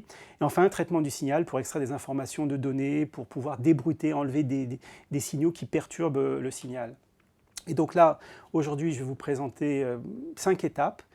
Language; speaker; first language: French; native; French